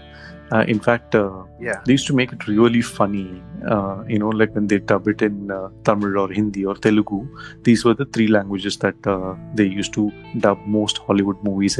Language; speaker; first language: English; non-native, local second language; Tamil